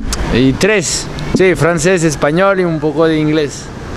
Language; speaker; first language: Spanish; non-native, learner; French